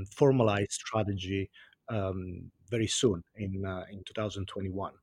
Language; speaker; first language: English; non-native, fluent; Italian